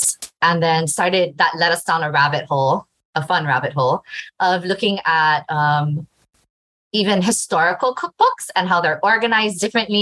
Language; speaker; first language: English; native; English